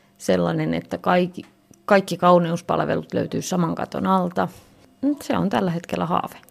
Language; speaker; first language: Finnish; native; Finnish